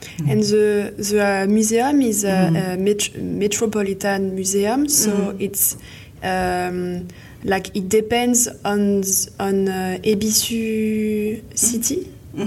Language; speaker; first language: English; non-native, fluent; French